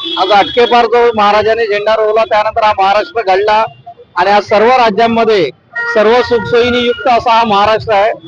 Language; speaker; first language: Marathi; native; Marathi